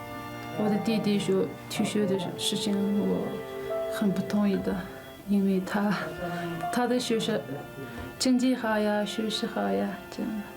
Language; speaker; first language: Chinese; non-native, local second language; Kyrgyz